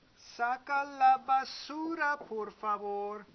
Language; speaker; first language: Spanish; non-native, learner; English